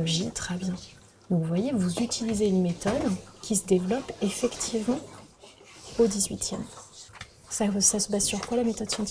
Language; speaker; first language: French; native; French